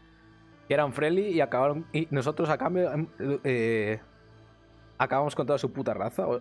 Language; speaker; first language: Spanish; native; Spanish